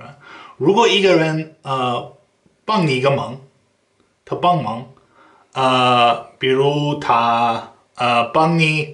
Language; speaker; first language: Chinese; non-native, fluent; Dutch